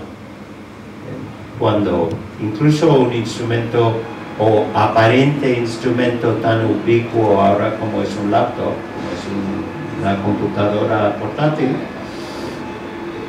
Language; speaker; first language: Spanish; non-native, fluent; English